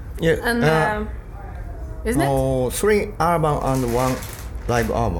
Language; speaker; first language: English; non-native, learner; Japanese